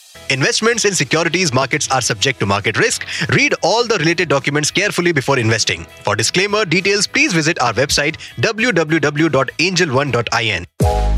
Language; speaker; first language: English; non-native, local second language; Hindi